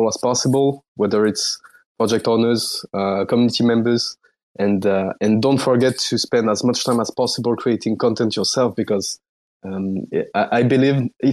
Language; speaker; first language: English; non-native, fluent; French